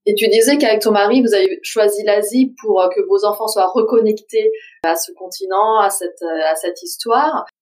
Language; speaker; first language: French; early bilingual, other home language; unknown